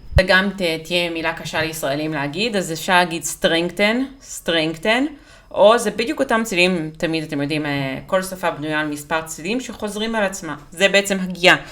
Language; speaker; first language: Hebrew; native; Hebrew